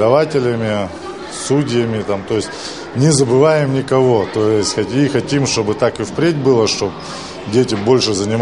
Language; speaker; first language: Russian; native; Russian